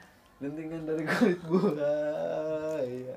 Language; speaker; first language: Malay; non-native, local second language; Sundanese